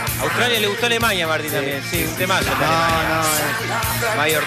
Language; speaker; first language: Spanish; native; Spanish